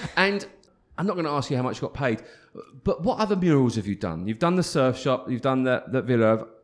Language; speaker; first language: English; native; English